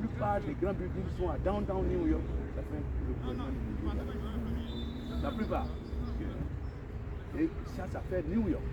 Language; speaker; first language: French; non-native, local second language; Baoulé